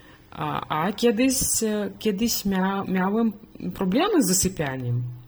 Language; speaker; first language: Polish; non-native, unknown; Belarusian